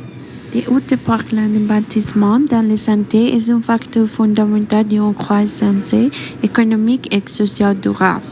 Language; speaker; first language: French; non-native, learner; Spanish